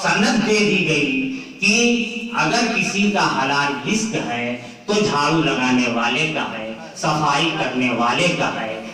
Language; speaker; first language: Urdu; native; Urdu